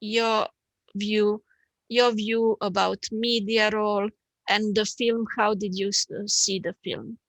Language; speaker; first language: English; non-native, fluent; Slovenian